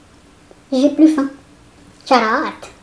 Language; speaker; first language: French; non-native, learner; Filipino